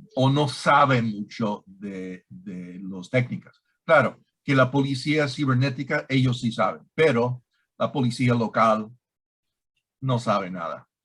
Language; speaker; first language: Spanish; non-native, learner; English